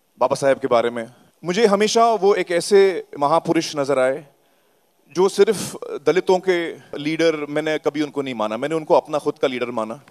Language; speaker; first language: Hindi; native; Hindi